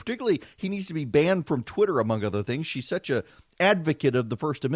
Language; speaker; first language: English; native; English